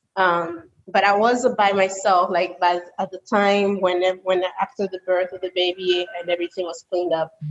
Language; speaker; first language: English; early bilingual, other home language; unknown